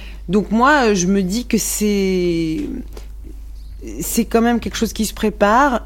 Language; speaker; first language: French; non-native, local second language; Arabic